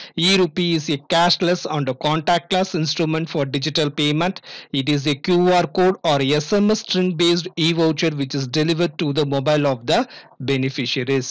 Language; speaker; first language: English; non-native, local second language; Tamil